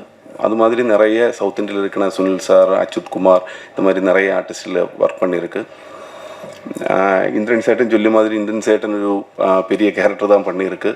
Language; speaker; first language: Tamil; non-native, learner; Malayalam